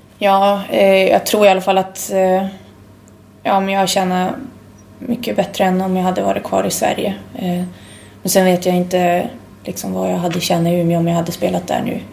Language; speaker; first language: Swedish; native; Swedish